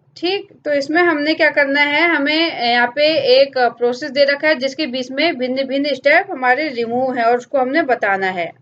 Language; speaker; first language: Hindi; native; Hindi